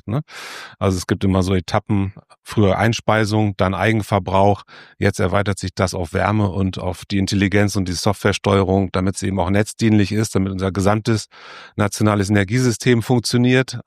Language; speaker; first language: German; native; German